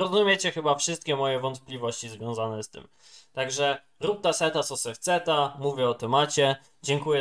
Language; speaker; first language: Polish; native; Polish